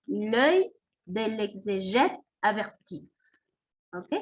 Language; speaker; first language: French; non-native, fluent; Spanish